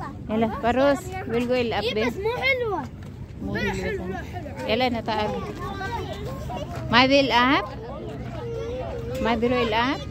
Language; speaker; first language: Arabic; non-native, learner; Filipino